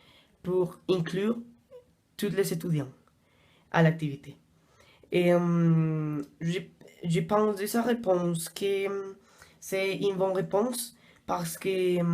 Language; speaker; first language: French; non-native, learner; Spanish